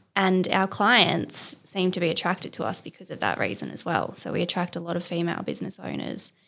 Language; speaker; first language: English; native; English